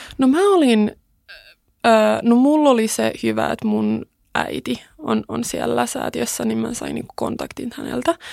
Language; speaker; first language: Finnish; early bilingual, other home language; Swedish